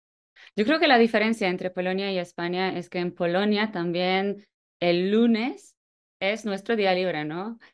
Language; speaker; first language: Spanish; non-native, fluent; Polish